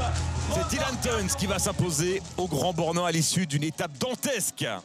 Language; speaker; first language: French; native; French